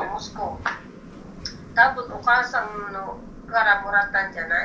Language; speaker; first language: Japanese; non-native, learner; Filipino